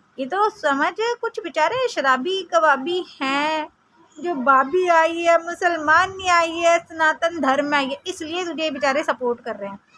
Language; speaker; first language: Hindi; native; Hindi